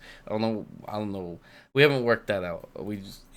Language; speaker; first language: English; native; English